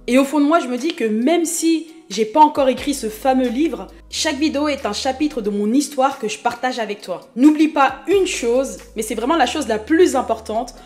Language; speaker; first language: French; early bilingual, other home language; Haitian Creole